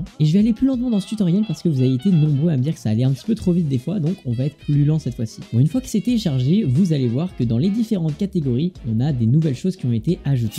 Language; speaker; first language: French; native; French